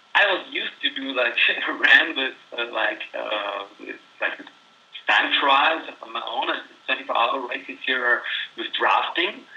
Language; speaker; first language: English; non-native, fluent; German